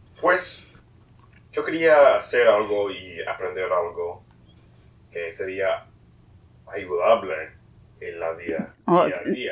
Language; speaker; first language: Spanish; non-native, learner; English